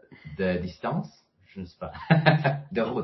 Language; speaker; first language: French; non-native, fluent; Spanish